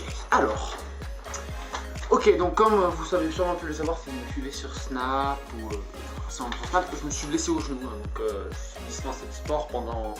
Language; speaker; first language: French; native; French